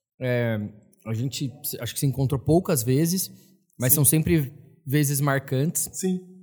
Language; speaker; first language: Portuguese; native; Portuguese